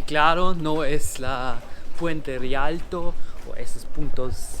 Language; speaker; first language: Spanish; non-native, learner; German